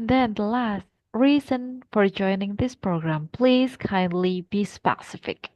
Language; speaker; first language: English; non-native, fluent; Indonesian